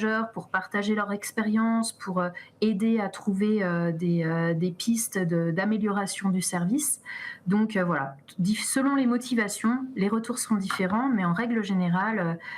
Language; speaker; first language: French; native; French